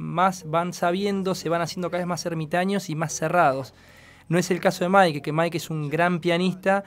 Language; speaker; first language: Spanish; native; Spanish